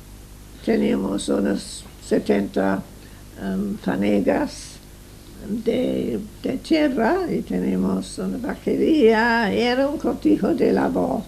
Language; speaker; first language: Spanish; non-native, fluent; English